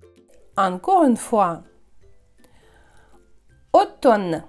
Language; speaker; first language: French; non-native, fluent; Russian